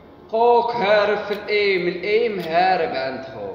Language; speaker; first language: Arabic; native; Arabic